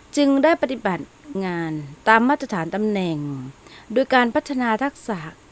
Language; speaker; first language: Thai; non-native, local second language; Malay